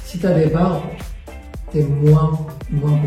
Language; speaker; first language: French; non-native, fluent; Korean